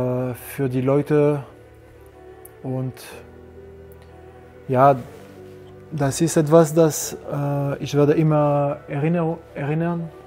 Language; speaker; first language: German; non-native, learner; French